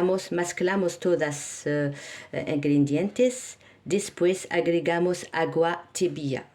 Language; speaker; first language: Spanish; non-native, learner; Arabic